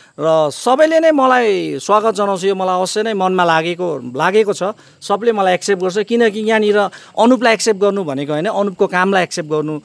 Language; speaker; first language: Nepali; native; Nepali